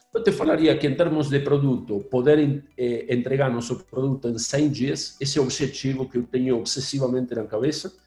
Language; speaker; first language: Portuguese; non-native, fluent; Spanish